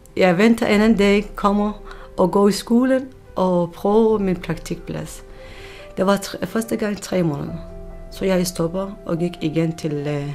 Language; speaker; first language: Danish; non-native, learner; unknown